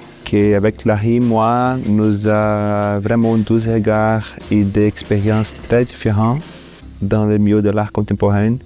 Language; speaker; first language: French; non-native, fluent; Portuguese